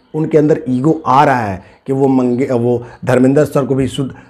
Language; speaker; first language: Hindi; native; Hindi